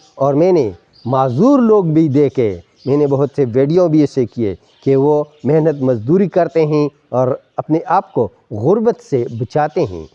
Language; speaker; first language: Urdu; non-native, local second language; Pashto